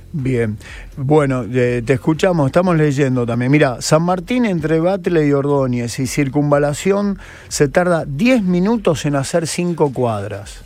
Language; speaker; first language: Spanish; native; Spanish